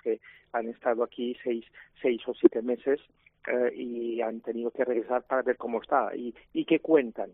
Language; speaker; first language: Spanish; non-native, local second language; Catalan